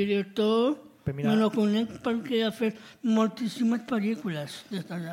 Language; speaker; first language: Catalan; non-native, local second language; Spanish